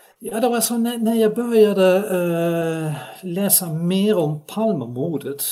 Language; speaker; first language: Swedish; non-native, fluent; Dutch